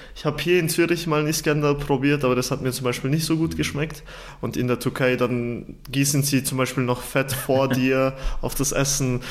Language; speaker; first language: German; early bilingual, other home language; Turkish